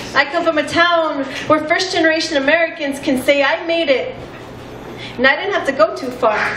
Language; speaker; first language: English; native; English